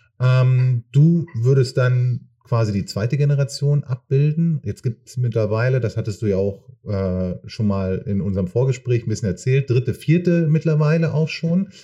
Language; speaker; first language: German; native; German